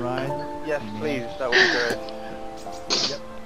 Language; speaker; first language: English; non-native, learner; French